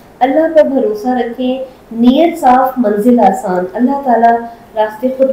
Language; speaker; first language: Urdu; non-native, local second language; Sindhi